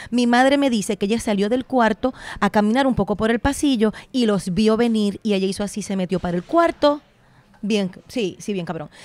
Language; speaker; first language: Spanish; native; Spanish